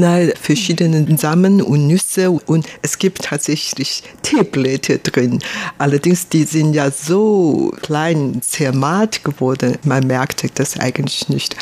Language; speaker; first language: German; non-native, fluent; Hakka Chinese